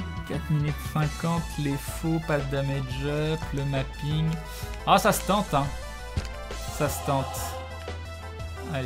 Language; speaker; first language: French; native; French